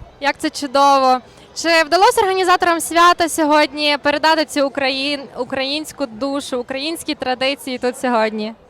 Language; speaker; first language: Ukrainian; native; Ukrainian